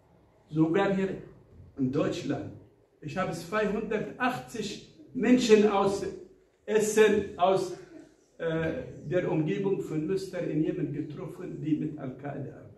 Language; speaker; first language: German; non-native, fluent; Arabic